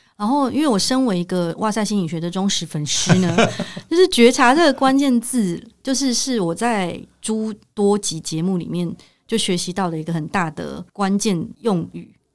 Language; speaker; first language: Chinese; native; Chinese